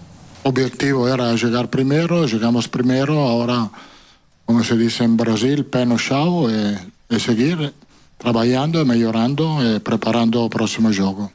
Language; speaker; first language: Portuguese; non-native, learner; Italian